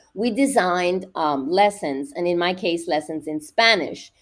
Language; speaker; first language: English; non-native, fluent; Spanish